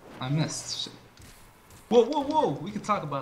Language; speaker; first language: English; native; English